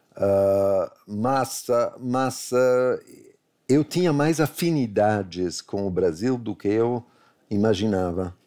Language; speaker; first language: Portuguese; non-native, fluent; Italian